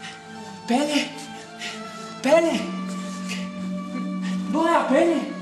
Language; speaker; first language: Danish; non-native, learner; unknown